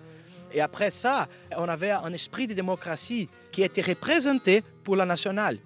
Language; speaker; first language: French; non-native, fluent; Portuguese